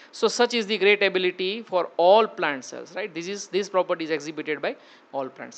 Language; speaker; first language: English; non-native, local second language; Gujarati